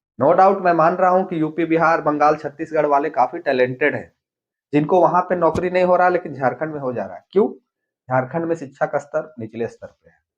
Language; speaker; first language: Hindi; native; Hindi